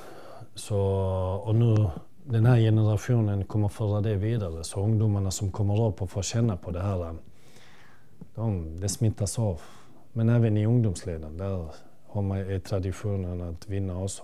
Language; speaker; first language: Swedish; early bilingual, other home language; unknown